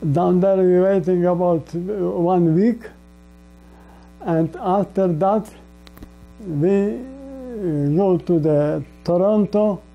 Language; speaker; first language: English; non-native, learner; Polish